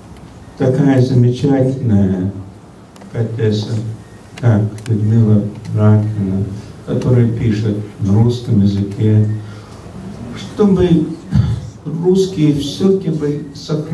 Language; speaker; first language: Russian; early bilingual, heritage; Russian